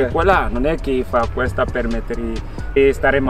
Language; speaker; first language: Italian; non-native, learner; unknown